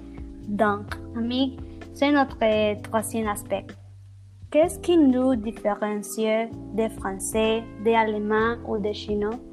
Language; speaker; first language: French; non-native, learner; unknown